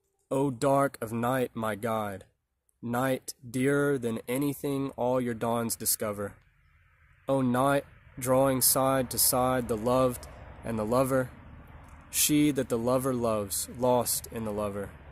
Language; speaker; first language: English; native; English